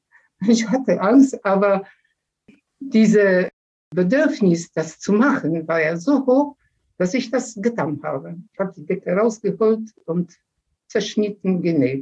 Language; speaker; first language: German; non-native, fluent; Polish